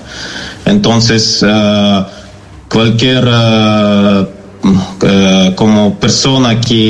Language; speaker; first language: Spanish; non-native, learner; Ukrainian